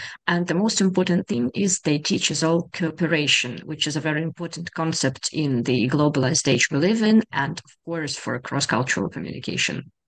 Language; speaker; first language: English; non-native, fluent; Ukrainian